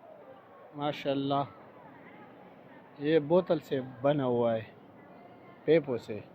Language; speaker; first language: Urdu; non-native, local second language; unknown